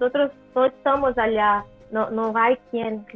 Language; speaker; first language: Spanish; non-native, learner; Portuguese